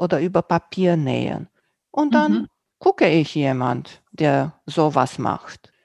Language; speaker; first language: German; non-native, fluent; Romanian